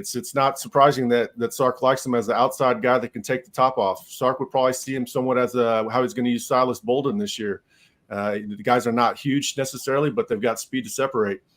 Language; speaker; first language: English; native; English